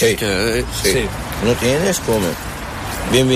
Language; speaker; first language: Spanish; non-native, learner; Arabic